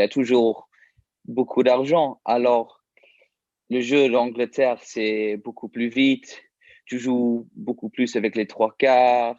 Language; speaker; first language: French; early bilingual, heritage; English